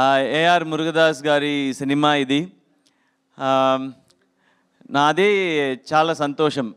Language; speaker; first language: Telugu; non-native, learner; Tamil